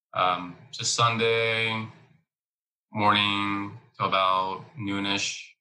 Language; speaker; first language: English; early bilingual, other home language; Spanish